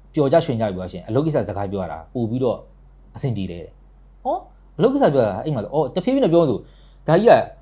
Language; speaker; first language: Burmese; native; Burmese